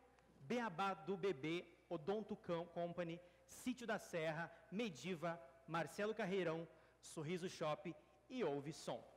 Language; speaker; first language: Portuguese; native; Portuguese